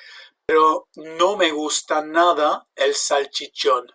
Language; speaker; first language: Spanish; non-native, fluent; English